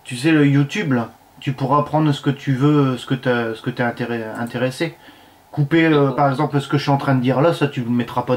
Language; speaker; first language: French; native; French